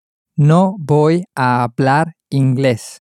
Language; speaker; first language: Spanish; non-native, learner; English